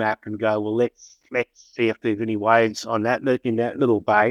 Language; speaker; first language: English; native; English